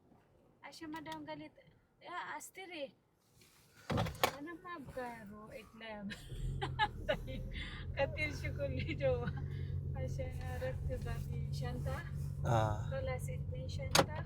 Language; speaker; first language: Arabic; non-native, learner; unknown